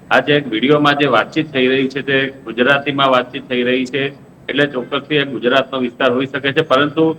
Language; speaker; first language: Gujarati; native; Gujarati